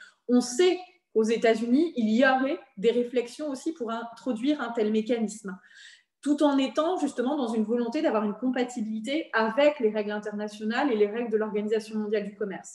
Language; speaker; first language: French; native; French